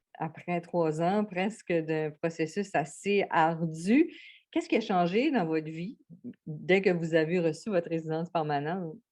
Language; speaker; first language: French; native; French